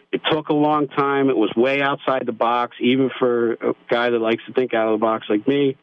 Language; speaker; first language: English; native; English